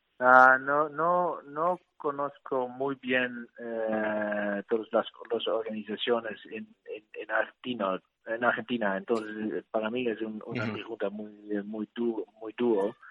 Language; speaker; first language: Spanish; non-native, learner; Dutch